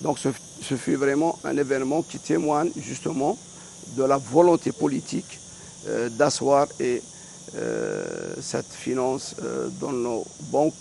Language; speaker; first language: French; non-native, local second language; Arabic